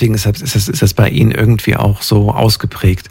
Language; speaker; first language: German; native; German